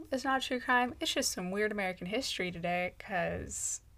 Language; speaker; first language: English; native; English